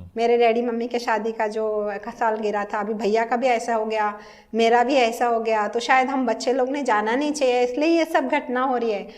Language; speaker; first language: Hindi; early bilingual, heritage; Hindi